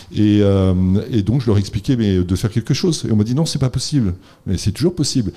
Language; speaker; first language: French; native; French